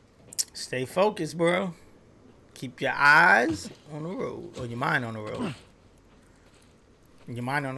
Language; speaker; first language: English; native; English